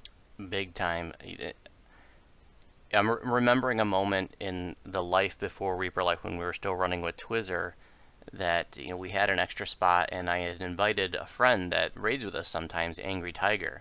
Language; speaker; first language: English; native; English